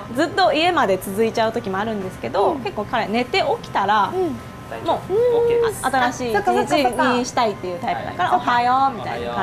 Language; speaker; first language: Japanese; native; Japanese